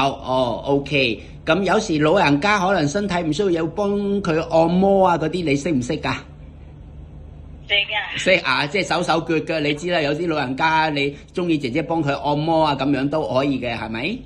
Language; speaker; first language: Cantonese; native; Cantonese